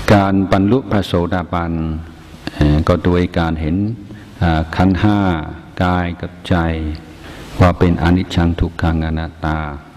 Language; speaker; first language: Thai; non-native, fluent; English